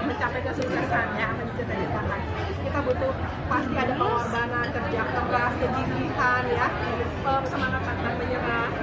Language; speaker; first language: Indonesian; native; Indonesian